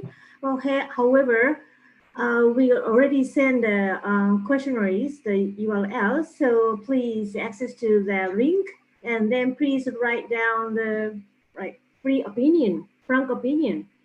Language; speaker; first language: English; non-native, fluent; Japanese